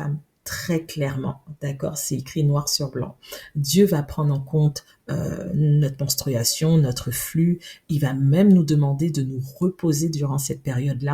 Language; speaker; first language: French; native; French